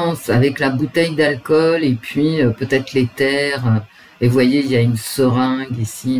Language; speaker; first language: French; native; French